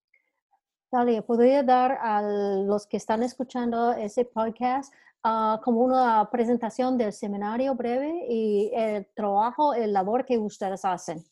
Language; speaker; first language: Spanish; non-native, fluent; English